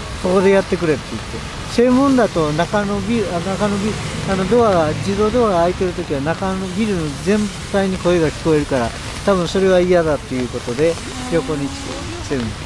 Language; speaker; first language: Japanese; native; Japanese